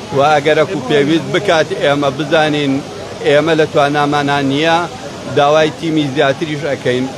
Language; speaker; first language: Central Kurdish; native; Central Kurdish